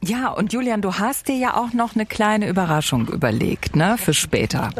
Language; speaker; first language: German; native; German